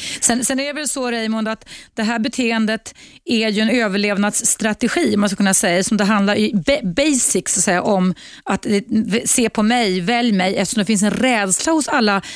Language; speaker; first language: Swedish; native; Swedish